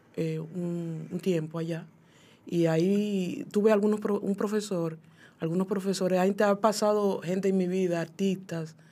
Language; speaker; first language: Spanish; native; Spanish